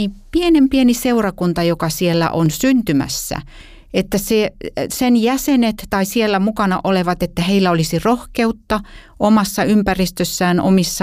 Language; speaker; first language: Finnish; native; Finnish